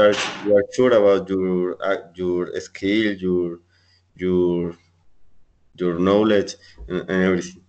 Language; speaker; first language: English; non-native, learner; Spanish